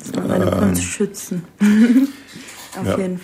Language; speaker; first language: German; early bilingual, other home language; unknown